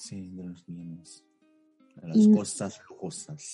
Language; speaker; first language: Spanish; non-native, fluent; Korean